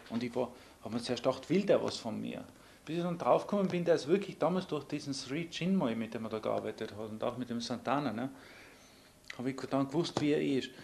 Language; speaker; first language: German; native; German